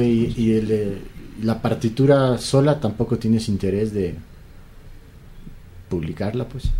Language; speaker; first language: Spanish; native; Spanish